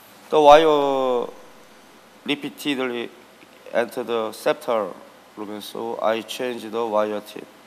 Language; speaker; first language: English; non-native, learner; Korean